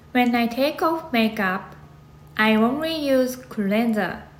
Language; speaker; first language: English; non-native, learner; Japanese